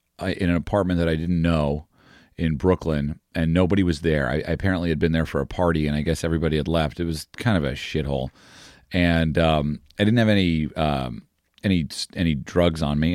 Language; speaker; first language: English; native; English